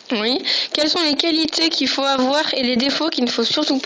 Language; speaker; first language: French; native; French